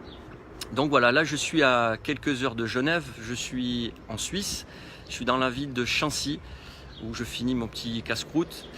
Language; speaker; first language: French; native; French